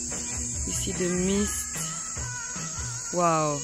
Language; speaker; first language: English; non-native, learner; French